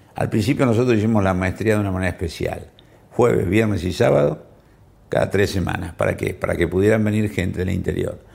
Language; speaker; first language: Spanish; native; Spanish